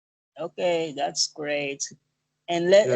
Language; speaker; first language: English; non-native, learner; Portuguese